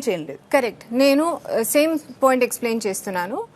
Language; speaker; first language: Telugu; non-native, learner; Hindi